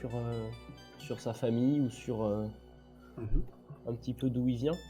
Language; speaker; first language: French; native; French